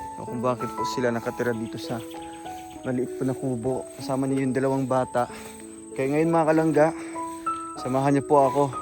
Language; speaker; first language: Filipino; non-native, local second language; Cebuano